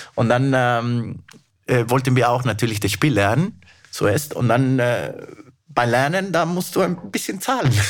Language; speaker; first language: German; non-native, fluent; Spanish